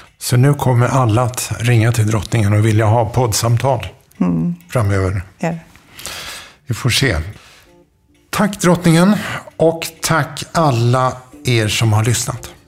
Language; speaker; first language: Swedish; native; Swedish